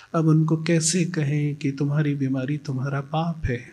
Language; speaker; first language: Hindi; native; Hindi